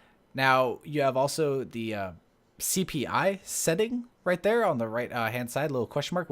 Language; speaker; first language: English; native; English